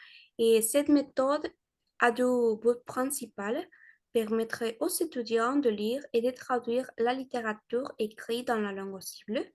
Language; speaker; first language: French; non-native, learner; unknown